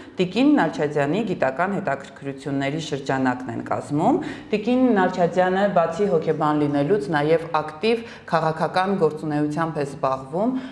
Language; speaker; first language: Armenian; native; Armenian